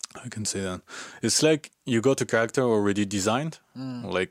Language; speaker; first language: English; non-native, fluent; French